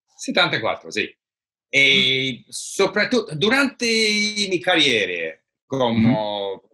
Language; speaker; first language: Italian; non-native, learner; English